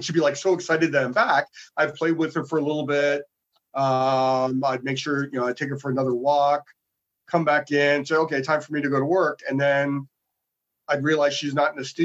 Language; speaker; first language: English; native; English